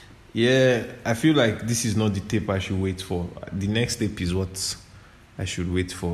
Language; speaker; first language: English; non-native, local second language; Yoruba